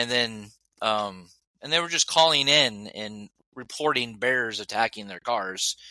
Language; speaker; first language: English; native; English